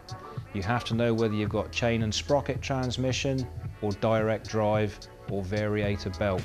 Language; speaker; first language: English; native; English